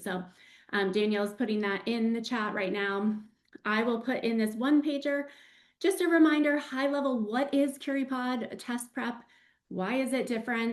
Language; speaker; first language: English; native; English